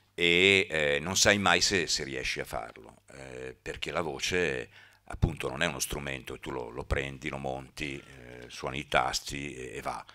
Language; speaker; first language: Italian; native; Italian